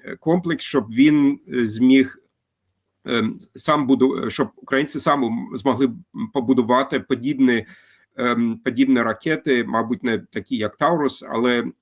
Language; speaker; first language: Ukrainian; non-native, fluent; German